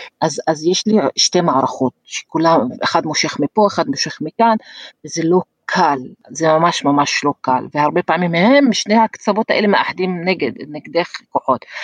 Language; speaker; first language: Hebrew; non-native, local second language; Arabic